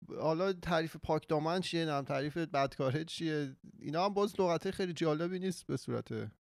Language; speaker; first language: Persian; native; Persian